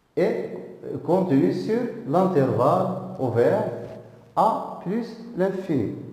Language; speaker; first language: French; non-native, local second language; Arabic